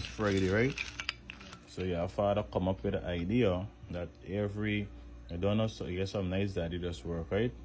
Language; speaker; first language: English; native; English